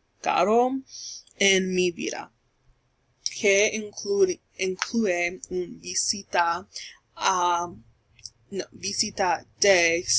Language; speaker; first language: Spanish; non-native, learner; English